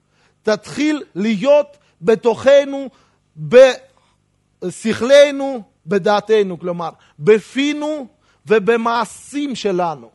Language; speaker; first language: Hebrew; non-native, fluent; Russian